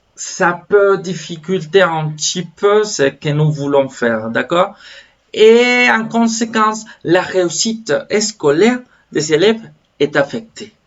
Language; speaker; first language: French; non-native, fluent; Spanish